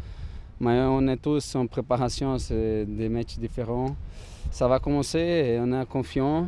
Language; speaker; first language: French; non-native, fluent; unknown